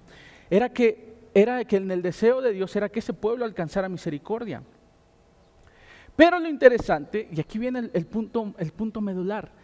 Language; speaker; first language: Spanish; native; Spanish